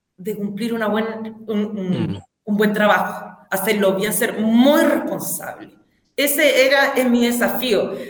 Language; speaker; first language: Spanish; native; Spanish